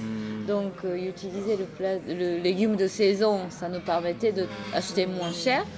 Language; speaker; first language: French; non-native, fluent; Japanese